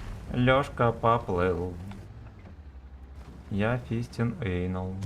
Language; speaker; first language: Russian; native; Russian